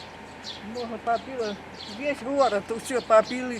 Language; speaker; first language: Russian; native; Russian